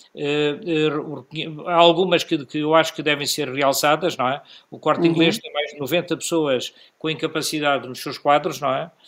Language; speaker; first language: Portuguese; native; Portuguese